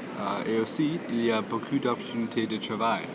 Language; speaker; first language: French; non-native, local second language; English